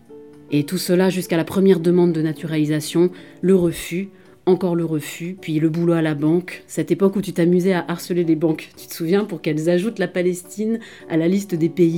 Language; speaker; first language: French; native; French